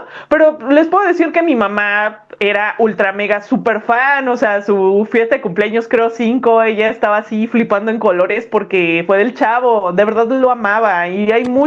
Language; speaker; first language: Spanish; native; Spanish